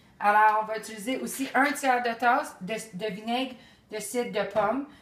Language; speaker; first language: French; native; French